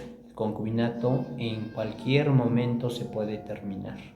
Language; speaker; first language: Spanish; native; Spanish